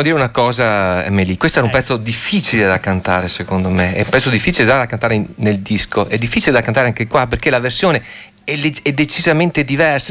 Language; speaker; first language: Italian; native; Italian